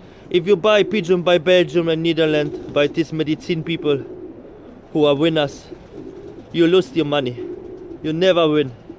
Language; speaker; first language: English; non-native, learner; Polish